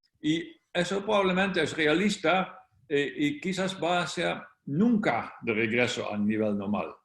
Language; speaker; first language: Spanish; non-native, fluent; Dutch